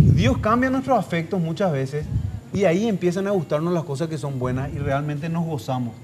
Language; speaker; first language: Spanish; native; Spanish